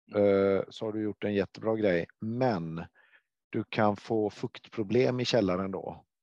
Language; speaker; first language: Swedish; native; Swedish